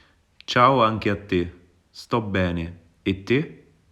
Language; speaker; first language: Italian; non-native, fluent; Wolof